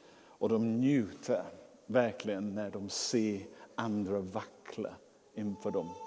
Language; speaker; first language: Swedish; non-native, fluent; English